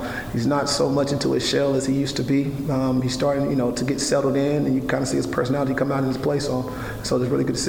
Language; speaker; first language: English; native; English